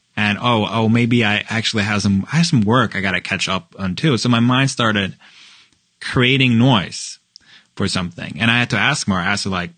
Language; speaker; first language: English; non-native, fluent; Norwegian